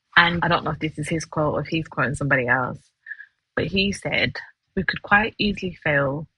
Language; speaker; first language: English; native; English